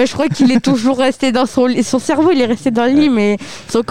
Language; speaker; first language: French; native; French